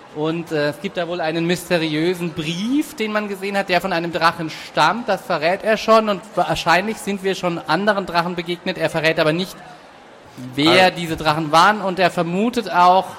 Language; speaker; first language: German; native; German